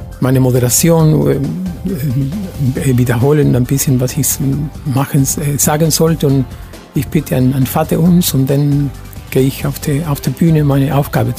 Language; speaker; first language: German; non-native, fluent; Spanish